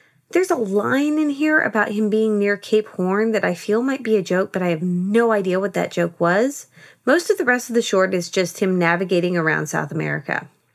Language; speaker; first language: English; native; English